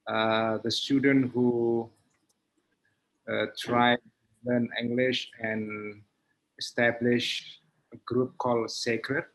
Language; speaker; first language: English; non-native, fluent; Indonesian